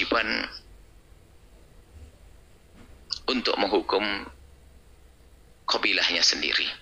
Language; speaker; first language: Indonesian; native; Indonesian